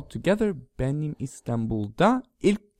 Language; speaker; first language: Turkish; non-native, learner; English